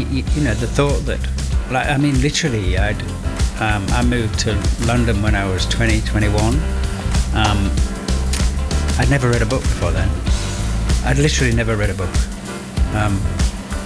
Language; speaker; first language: English; native; English